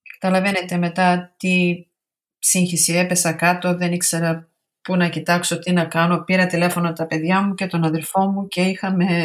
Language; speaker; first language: Greek; early bilingual, heritage; Greek